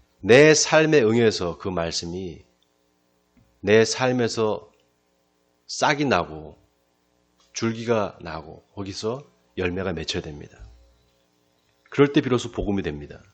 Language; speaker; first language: Korean; native; Korean